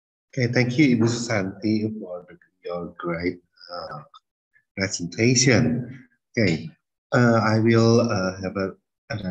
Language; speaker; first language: English; non-native, fluent; Indonesian